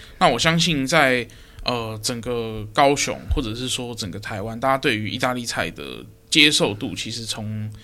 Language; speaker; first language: Chinese; native; Chinese